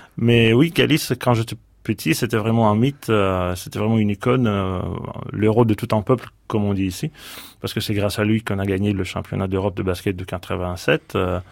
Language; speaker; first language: French; non-native, fluent; Greek